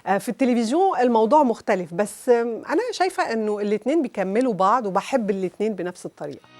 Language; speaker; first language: Egyptian Arabic; early bilingual, heritage; Arabic